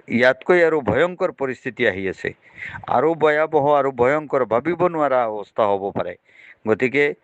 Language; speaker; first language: Assamese; non-native, local second language; Bangla